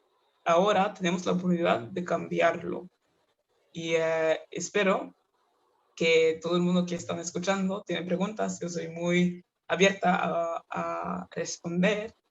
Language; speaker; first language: Spanish; non-native, fluent; Kinyarwanda